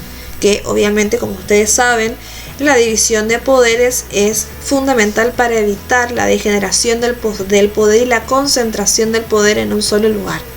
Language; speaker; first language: Spanish; native; Spanish